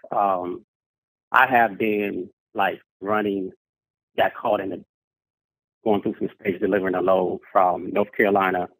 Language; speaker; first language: English; native; English